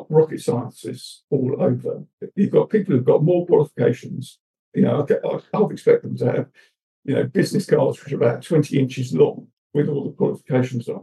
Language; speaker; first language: English; native; English